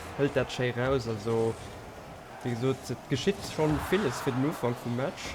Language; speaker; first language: German; non-native, local second language; Luxembourgish